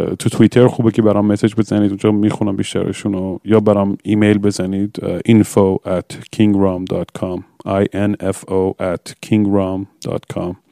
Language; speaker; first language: Persian; early bilingual, heritage; English